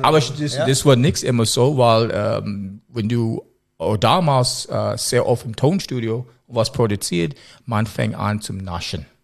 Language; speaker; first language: German; non-native, learner; English